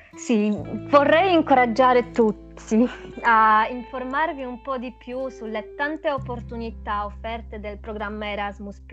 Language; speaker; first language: Italian; non-native, fluent; Polish